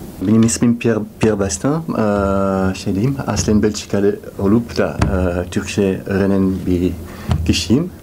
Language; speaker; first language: Turkish; non-native, fluent; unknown